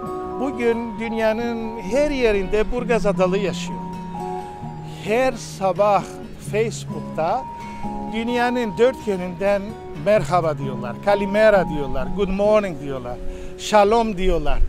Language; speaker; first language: Turkish; non-native, local second language; Greek